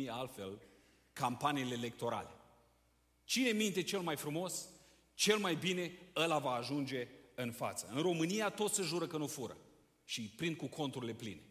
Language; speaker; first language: Romanian; native; Romanian